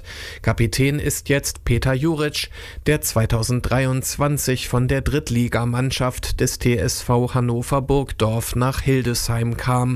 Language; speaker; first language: German; native; German